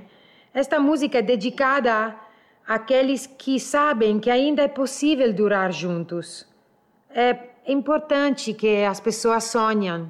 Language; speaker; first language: Portuguese; non-native, learner; Italian